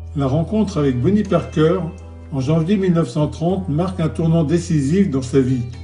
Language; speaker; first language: French; native; French